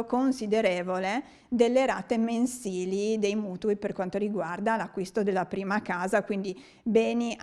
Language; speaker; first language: Italian; native; Italian